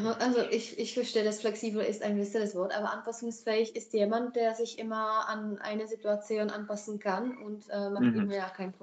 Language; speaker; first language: German; non-native, fluent; Czech